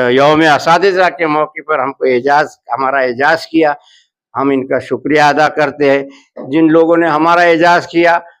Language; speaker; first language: Hindi; non-native, local second language; Urdu